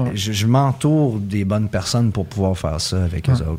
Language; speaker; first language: French; early bilingual, heritage; French